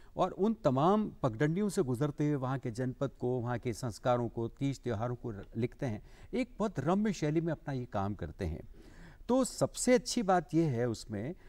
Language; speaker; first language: Hindi; native; Hindi